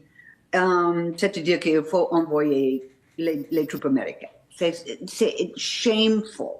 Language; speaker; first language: French; non-native, fluent; English